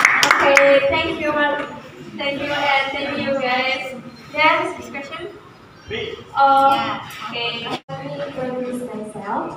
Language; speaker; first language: English; non-native, learner; Indonesian